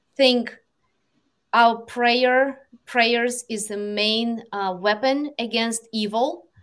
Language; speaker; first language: English; non-native, fluent; Ukrainian